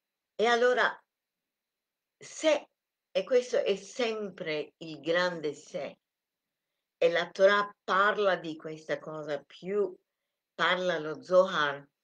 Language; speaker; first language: Italian; non-native, fluent; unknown